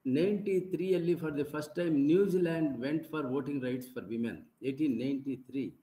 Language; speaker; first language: English; non-native, local second language; Kannada